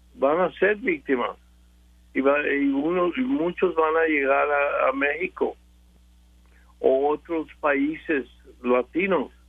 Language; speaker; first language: Spanish; early bilingual, other home language; English